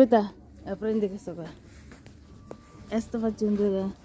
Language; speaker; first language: Italian; non-native, learner; Filipino